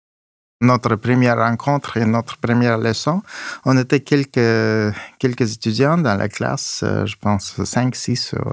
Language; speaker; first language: French; non-native, fluent; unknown